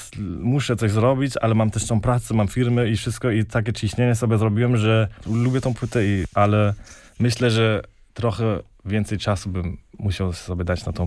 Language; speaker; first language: Polish; early bilingual, heritage; Polish